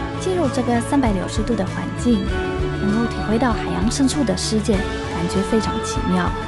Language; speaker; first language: Chinese; non-native, fluent; Polish